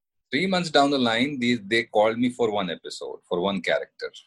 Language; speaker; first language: English; non-native, local second language; Hindi